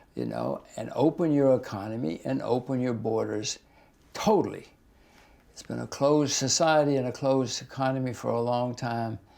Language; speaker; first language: English; native; English